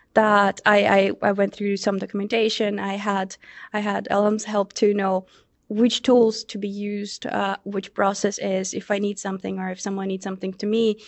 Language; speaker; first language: English; non-native, fluent; Portuguese